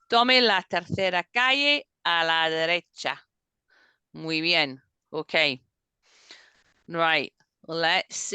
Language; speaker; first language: Spanish; non-native, fluent; English